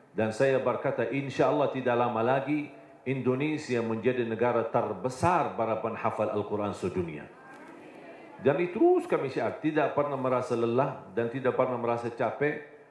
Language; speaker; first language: Indonesian; non-native, fluent; Arabic